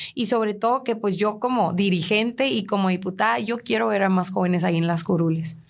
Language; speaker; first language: Spanish; native; Spanish